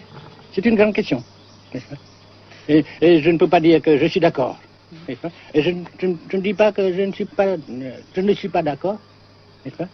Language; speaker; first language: French; non-native, fluent; Vietnamese